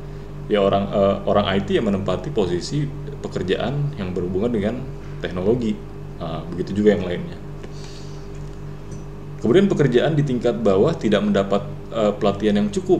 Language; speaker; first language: Indonesian; native; Indonesian